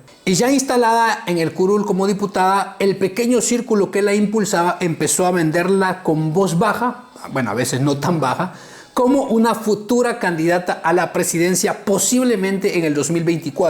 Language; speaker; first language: Spanish; native; Spanish